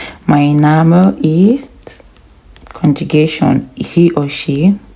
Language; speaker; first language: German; non-native, learner; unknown